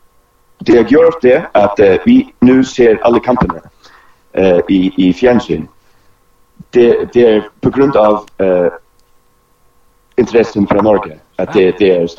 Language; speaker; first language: Danish; non-native, local second language; Faroese